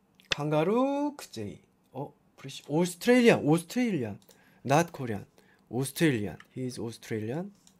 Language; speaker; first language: English; non-native, learner; Korean